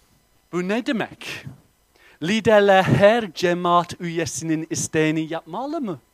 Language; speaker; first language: Turkish; non-native, fluent; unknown